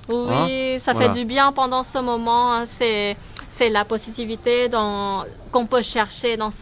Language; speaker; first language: French; non-native, learner; Thai